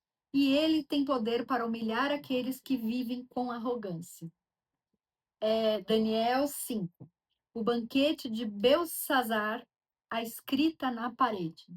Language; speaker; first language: Portuguese; native; Portuguese